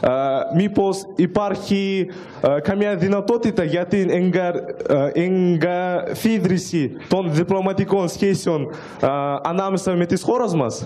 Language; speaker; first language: Greek; non-native, learner; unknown